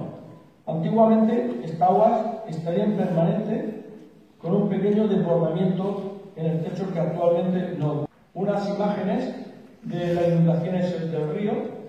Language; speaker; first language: Spanish; native; Spanish